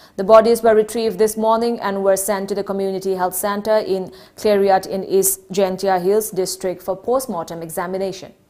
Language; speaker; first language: English; non-native, local second language; Manipuri